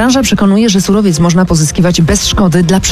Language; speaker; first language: Polish; native; Polish